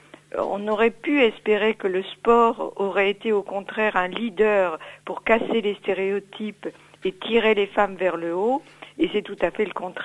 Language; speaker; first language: French; native; French